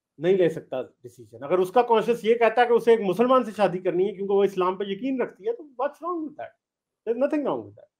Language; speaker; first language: Urdu; native; Urdu